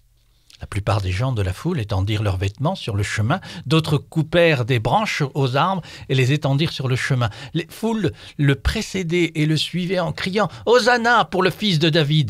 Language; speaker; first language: French; native; French